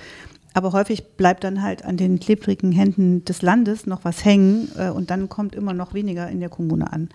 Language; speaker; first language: German; native; German